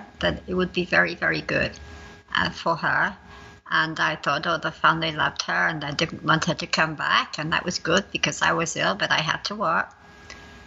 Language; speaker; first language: English; native; English